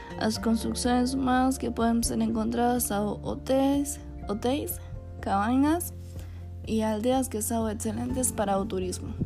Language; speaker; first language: Spanish; non-native, learner; Portuguese